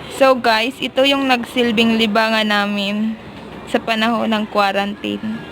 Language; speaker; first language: Filipino; non-native, local second language; Cebuano